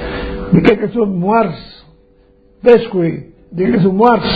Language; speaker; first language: Italian; non-native, local second language; Friulian